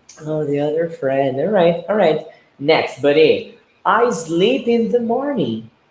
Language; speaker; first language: English; non-native, fluent; Portuguese